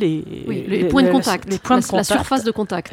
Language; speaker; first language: French; native; French